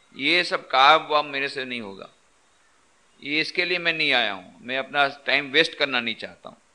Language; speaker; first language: Hindi; non-native, local second language; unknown